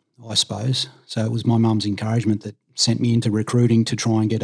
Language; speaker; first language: English; native; English